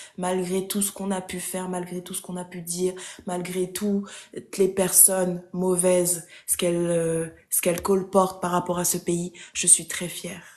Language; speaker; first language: French; early bilingual, other home language; Haitian Creole